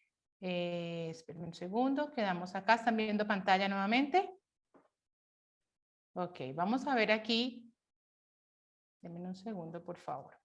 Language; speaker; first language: Spanish; native; Spanish